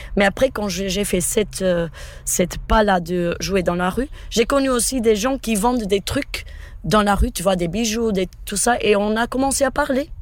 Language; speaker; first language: French; non-native, fluent; Portuguese